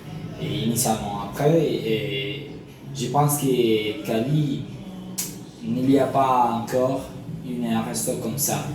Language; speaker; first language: French; non-native, learner; Spanish